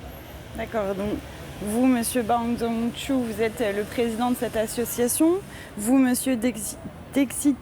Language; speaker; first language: French; native; French